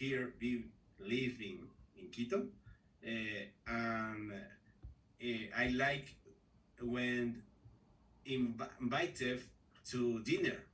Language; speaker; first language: English; non-native, learner; Spanish